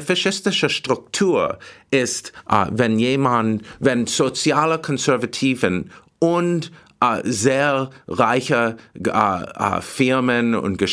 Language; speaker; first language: German; non-native, fluent; English